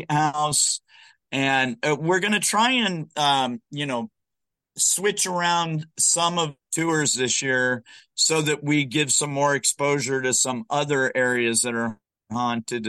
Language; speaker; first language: English; native; English